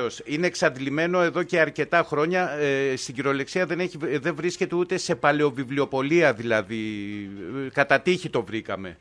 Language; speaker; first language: Greek; native; Greek